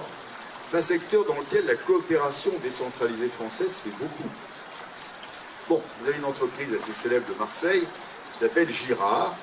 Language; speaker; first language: French; native; French